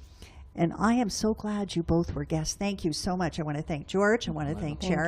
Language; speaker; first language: English; native; English